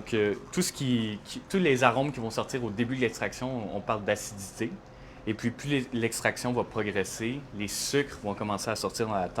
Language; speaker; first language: French; native; French